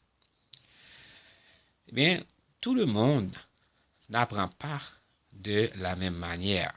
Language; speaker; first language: French; non-native, local second language; Haitian Creole